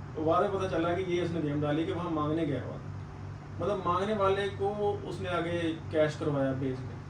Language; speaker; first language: Urdu; non-native, local second language; Punjabi